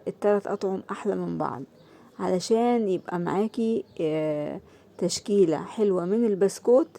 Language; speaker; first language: Arabic; native; Arabic